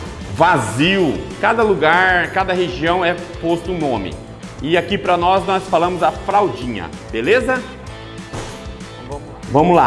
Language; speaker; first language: Portuguese; native; Portuguese